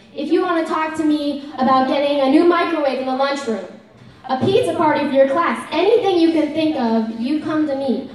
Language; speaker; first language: English; native; English